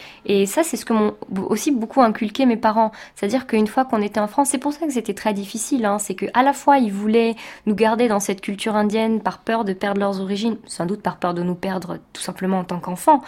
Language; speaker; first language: French; early bilingual, other home language; Tamil